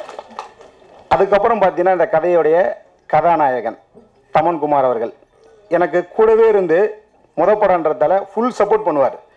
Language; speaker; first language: Tamil; native; Tamil